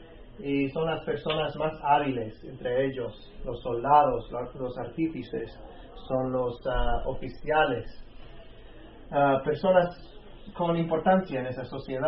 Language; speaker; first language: Spanish; native; Spanish